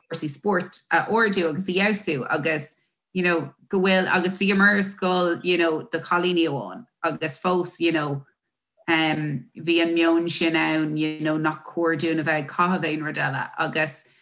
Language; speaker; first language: Irish; non-native, local second language; English